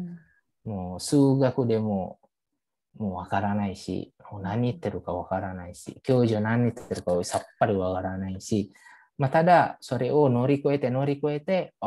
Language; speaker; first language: Japanese; non-native, fluent; Indonesian